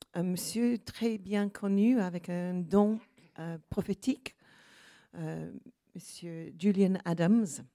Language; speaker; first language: French; non-native, learner; English